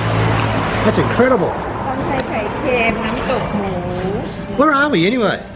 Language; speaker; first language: English; native; English